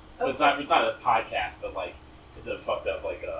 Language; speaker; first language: English; native; English